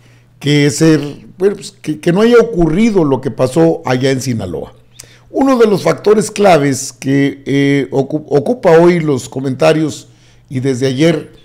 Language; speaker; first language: Spanish; native; Spanish